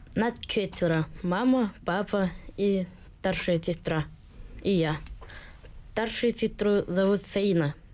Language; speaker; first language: Russian; native; Russian